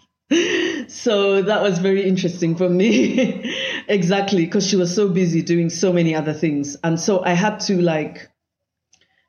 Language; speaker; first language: English; non-native, local second language; Ganda